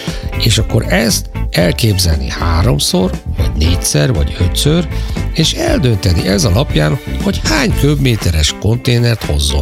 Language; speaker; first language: Hungarian; native; Hungarian